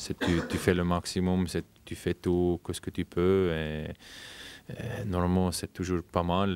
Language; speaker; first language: French; non-native, fluent; German